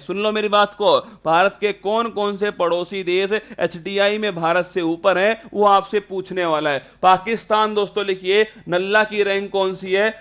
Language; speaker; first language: Hindi; native; Hindi